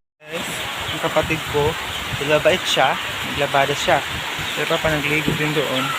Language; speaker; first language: Filipino; non-native, local second language; Cebuano